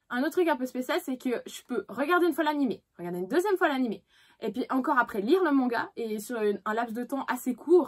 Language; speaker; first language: French; native; French